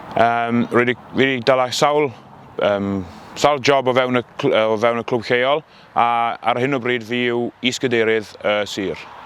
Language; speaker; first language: Welsh; native; Welsh